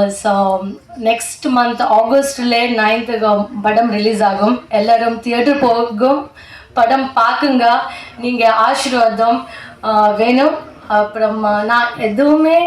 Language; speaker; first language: Tamil; non-native, learner; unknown